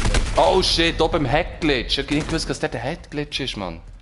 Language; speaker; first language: German; native; German